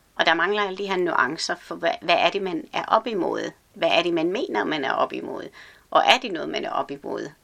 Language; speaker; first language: Danish; early bilingual, other home language; Arabic